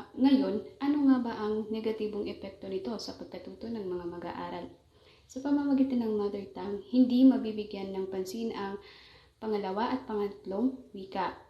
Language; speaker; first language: Filipino; non-native, local second language; Maranao